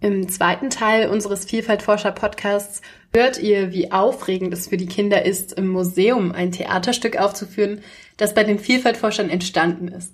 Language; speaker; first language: German; native; German